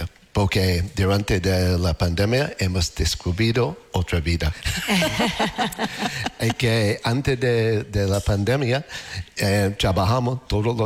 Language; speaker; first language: Spanish; non-native, learner; English